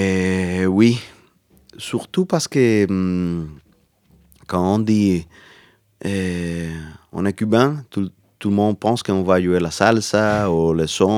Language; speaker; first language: French; non-native, learner; Spanish